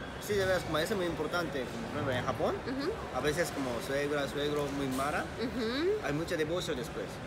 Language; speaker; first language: Spanish; non-native, learner; Japanese